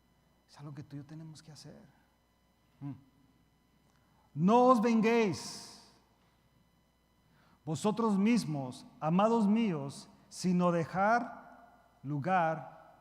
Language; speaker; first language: Spanish; early bilingual, heritage; Spanish